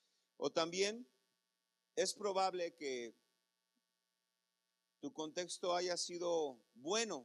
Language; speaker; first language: Spanish; native; Spanish